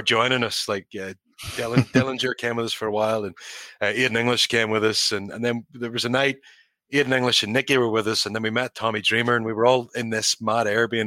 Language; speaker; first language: English; native; English